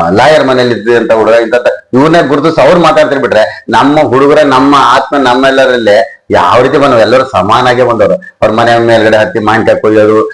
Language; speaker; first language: Kannada; native; Kannada